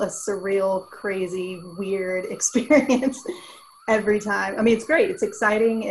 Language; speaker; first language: English; native; English